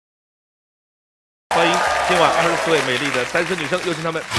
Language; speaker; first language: Chinese; native; Chinese